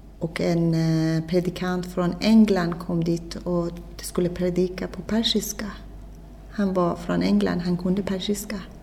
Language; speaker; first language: Swedish; non-native, fluent; Persian